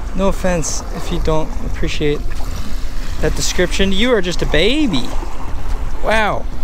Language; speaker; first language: English; native; English